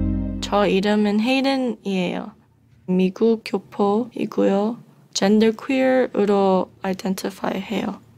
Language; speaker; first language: Korean; early bilingual, heritage; English